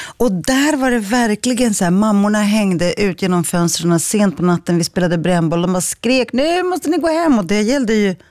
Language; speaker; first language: Swedish; early bilingual, other home language; Greek